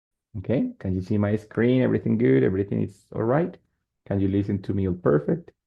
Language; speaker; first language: English; non-native, fluent; Spanish